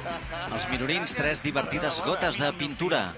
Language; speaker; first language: Catalan; native; Catalan